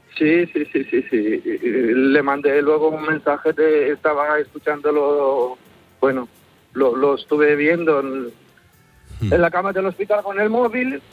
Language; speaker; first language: Spanish; non-native, fluent; Romanian